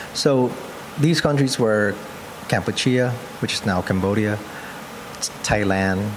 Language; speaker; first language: English; non-native, local second language; Pampanga